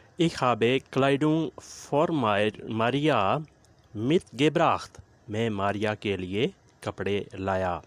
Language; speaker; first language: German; non-native, learner; Urdu